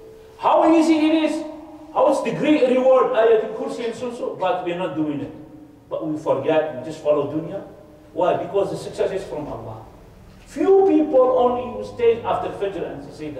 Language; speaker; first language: English; non-native, fluent; Arabic